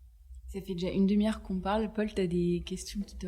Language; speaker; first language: French; native; French